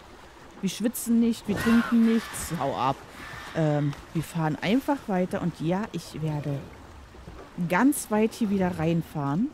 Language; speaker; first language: German; native; German